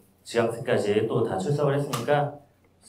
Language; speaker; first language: Korean; native; Korean